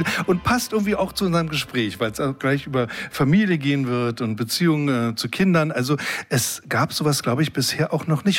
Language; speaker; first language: German; native; German